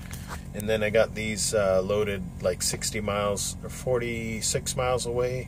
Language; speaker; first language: English; native; English